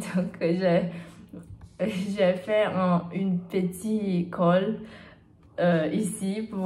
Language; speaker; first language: French; non-native, learner; Portuguese